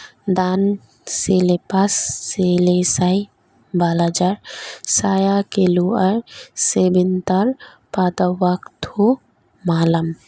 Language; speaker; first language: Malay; non-native, learner; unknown